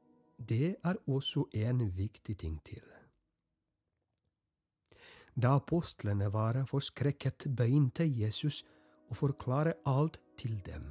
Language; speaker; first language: Norwegian; non-native, fluent; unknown